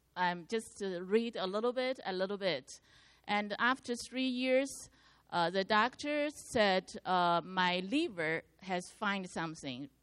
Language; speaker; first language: English; non-native, learner; Chinese